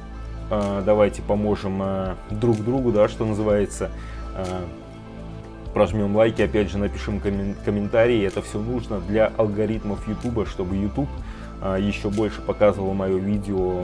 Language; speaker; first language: Russian; native; Russian